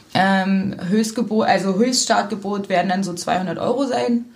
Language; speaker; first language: German; native; German